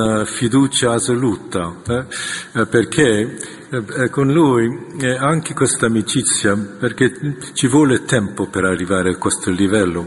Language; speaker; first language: Italian; non-native, fluent; Korean